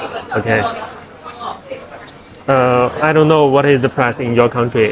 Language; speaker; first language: English; non-native, learner; Chinese